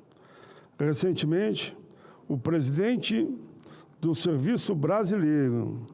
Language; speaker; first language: Portuguese; native; Portuguese